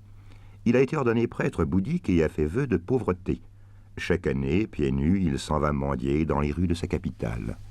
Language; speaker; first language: French; native; French